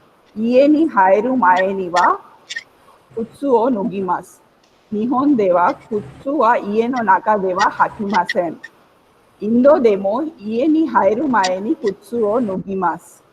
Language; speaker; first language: Japanese; non-native, fluent; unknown